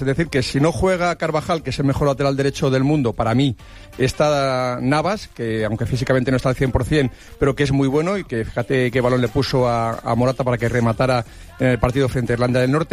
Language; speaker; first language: Spanish; native; Spanish